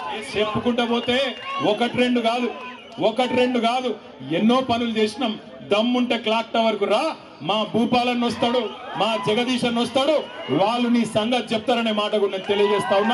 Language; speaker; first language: Telugu; native; Telugu